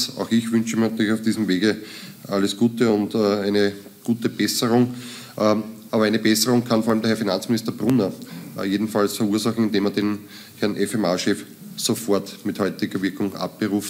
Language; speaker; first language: German; native; German